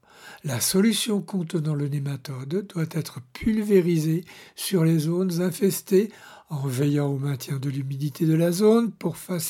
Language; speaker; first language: French; native; French